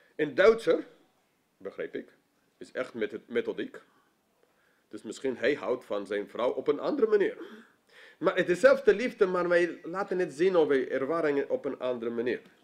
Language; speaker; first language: Dutch; non-native, fluent; English